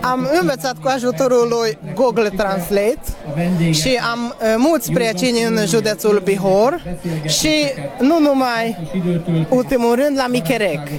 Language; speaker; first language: Romanian; non-native, local second language; Hungarian